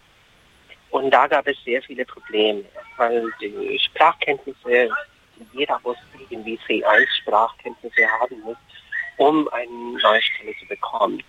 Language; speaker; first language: German; non-native, fluent; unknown